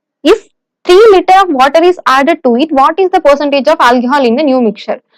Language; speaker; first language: English; non-native, local second language; Tamil